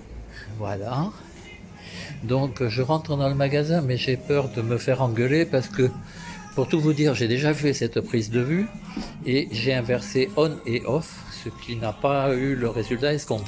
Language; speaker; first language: French; native; French